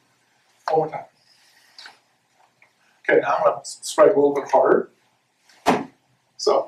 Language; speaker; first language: English; native; English